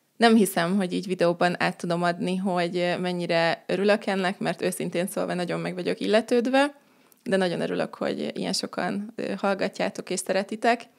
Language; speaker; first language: Hungarian; native; Hungarian